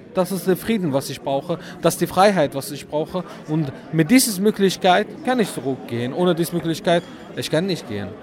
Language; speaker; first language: German; non-native, fluent; Arabic